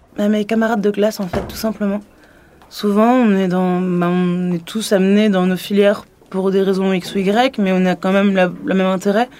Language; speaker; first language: French; native; French